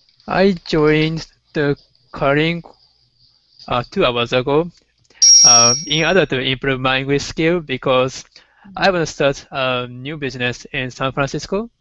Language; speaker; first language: English; non-native, learner; Japanese